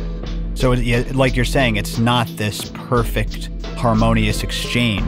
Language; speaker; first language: English; native; English